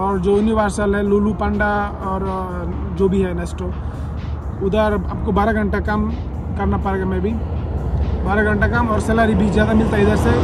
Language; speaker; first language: Hindi; non-native, fluent; Bangla